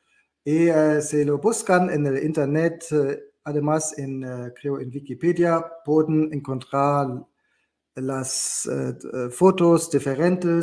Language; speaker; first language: Spanish; non-native, fluent; German